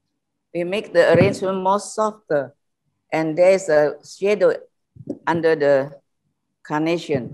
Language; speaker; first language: English; non-native, fluent; Indonesian